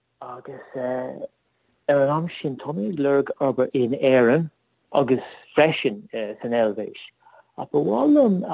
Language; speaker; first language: Irish; non-native, learner; English